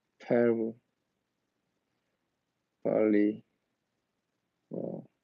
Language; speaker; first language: English; non-native, learner; Korean